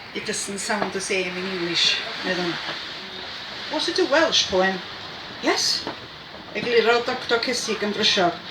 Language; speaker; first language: English; non-native, local second language; Welsh